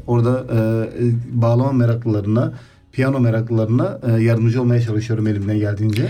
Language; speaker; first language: Turkish; native; Turkish